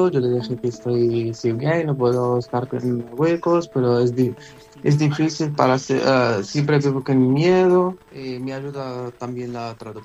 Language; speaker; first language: Spanish; non-native, learner; Arabic